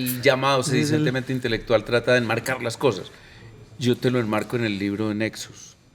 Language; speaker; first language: Spanish; native; Spanish